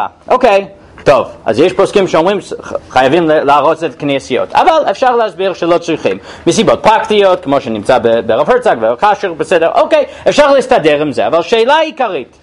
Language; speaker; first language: Hebrew; non-native, fluent; English